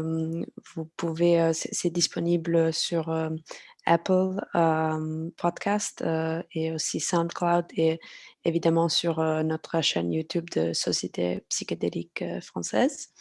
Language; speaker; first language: French; non-native, fluent; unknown